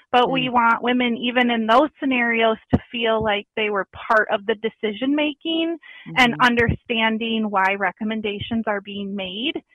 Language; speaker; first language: English; native; English